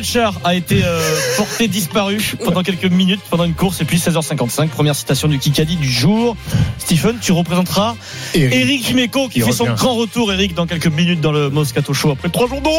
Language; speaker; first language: French; native; French